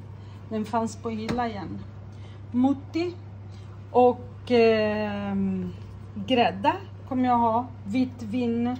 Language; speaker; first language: Swedish; non-native, fluent; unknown